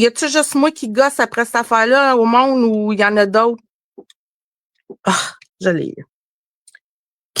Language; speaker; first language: French; native; French